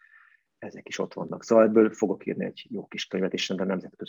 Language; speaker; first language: Hungarian; native; Hungarian